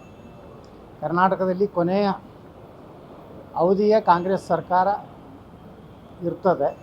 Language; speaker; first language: Kannada; native; Kannada